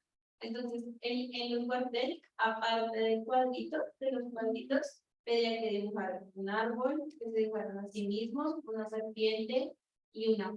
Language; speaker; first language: Spanish; native; Spanish